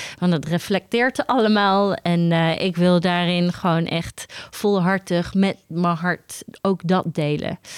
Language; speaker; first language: Dutch; early bilingual, heritage; Dutch